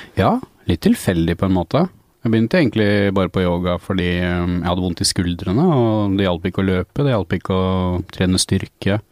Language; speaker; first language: Norwegian; native; Norwegian